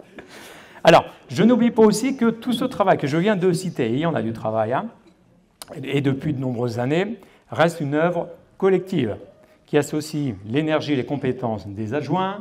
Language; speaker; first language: French; native; French